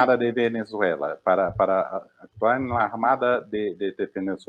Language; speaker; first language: Spanish; non-native, learner; Portuguese